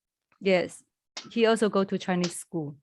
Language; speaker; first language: English; non-native, learner; Chinese